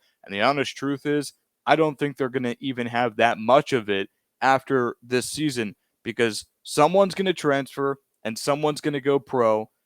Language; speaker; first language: English; native; English